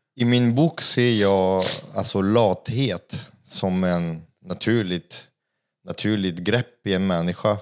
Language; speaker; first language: Swedish; non-native, fluent; French